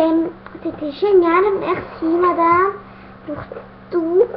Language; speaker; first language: French; native; French